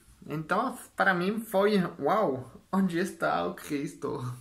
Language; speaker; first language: Portuguese; non-native, learner; French